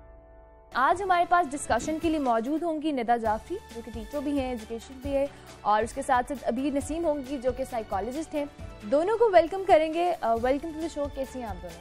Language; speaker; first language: Urdu; native; Urdu